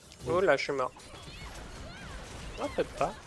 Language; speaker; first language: French; native; French